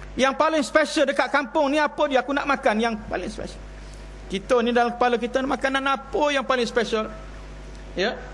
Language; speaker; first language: Malay; native; Malay